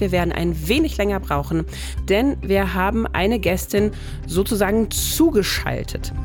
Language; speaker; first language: German; native; German